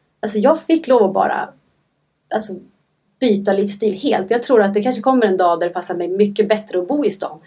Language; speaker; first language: Swedish; native; Swedish